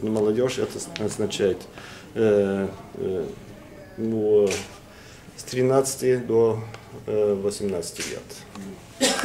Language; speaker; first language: Russian; non-native, fluent; Norwegian